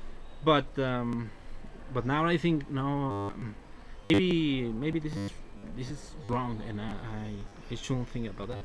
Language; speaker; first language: English; non-native, learner; Spanish